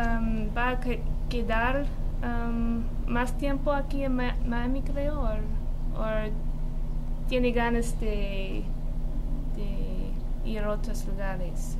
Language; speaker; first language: Spanish; non-native, learner; English